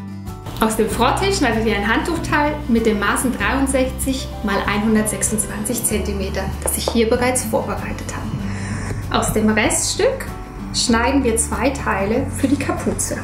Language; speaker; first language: German; native; German